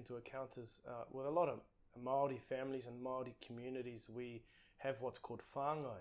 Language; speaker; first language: English; non-native, local second language; Māori